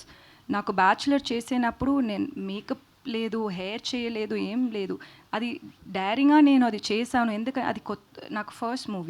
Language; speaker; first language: Telugu; non-native, local second language; Tamil